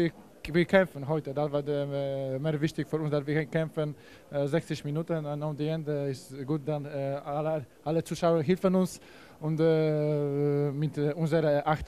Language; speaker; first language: German; non-native, learner; Polish